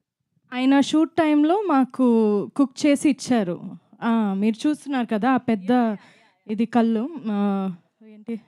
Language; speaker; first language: Telugu; non-native, fluent; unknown